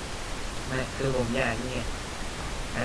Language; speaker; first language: Thai; native; Thai